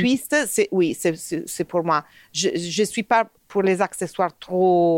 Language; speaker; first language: French; non-native, fluent; Italian